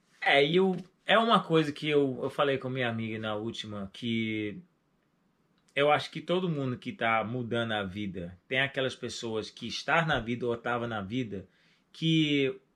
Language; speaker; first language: Portuguese; non-native, fluent; English